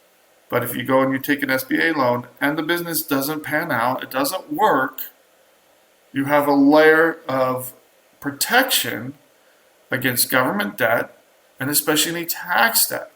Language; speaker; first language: English; native; English